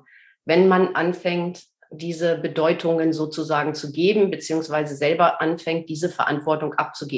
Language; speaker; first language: German; native; German